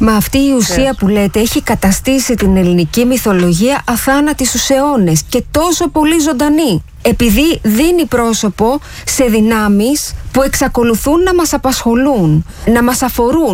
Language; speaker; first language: Greek; native; Greek